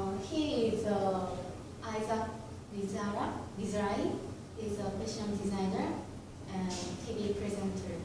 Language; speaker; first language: English; non-native, learner; Korean